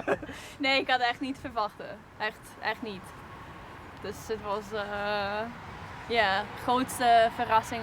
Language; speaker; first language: Dutch; non-native, fluent; Italian